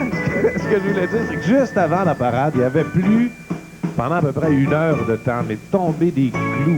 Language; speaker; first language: French; native; French